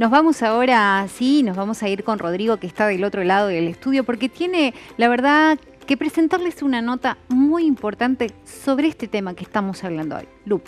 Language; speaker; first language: Spanish; native; Spanish